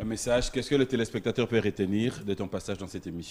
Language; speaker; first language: French; non-native, local second language; Lingala